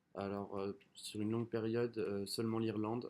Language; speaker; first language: French; native; French